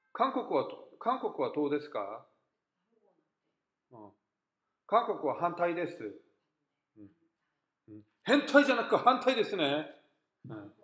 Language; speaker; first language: Japanese; non-native, fluent; Korean